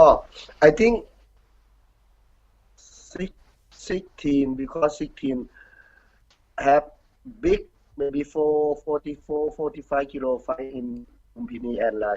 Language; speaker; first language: English; non-native, learner; Thai